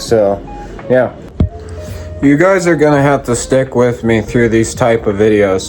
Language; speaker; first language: English; native; English